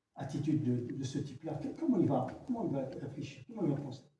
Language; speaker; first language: French; non-native, local second language; Arabic